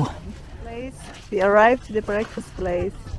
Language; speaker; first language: English; non-native, learner; Kurdish